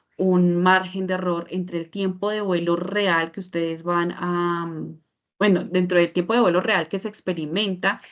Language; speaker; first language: Spanish; native; Spanish